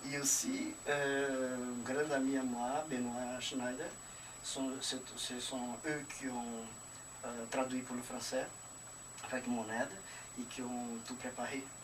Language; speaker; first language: French; non-native, fluent; Portuguese